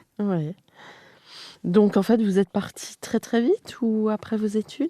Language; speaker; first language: French; native; French